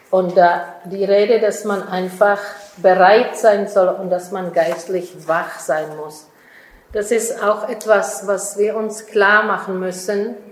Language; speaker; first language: German; non-native, fluent; Czech